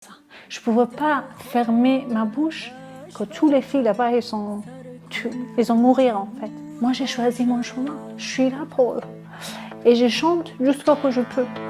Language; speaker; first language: French; non-native, learner; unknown